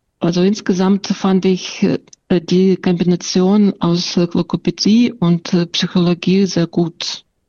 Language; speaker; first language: German; non-native, fluent; Russian